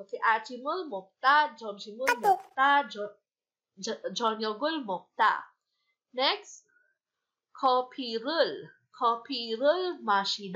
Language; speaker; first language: Korean; non-native, fluent; Filipino